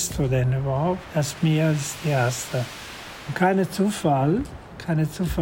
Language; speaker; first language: German; non-native, fluent; Italian